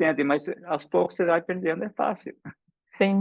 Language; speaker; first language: Portuguese; early bilingual, other home language; English